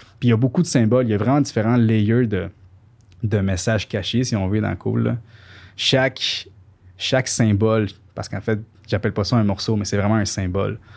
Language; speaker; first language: French; early bilingual, other home language; Spanish